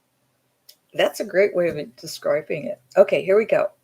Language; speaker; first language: English; native; English